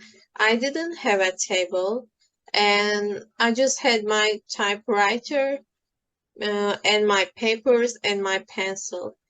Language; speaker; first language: English; non-native, fluent; Turkish